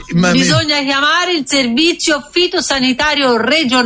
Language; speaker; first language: Italian; native; Italian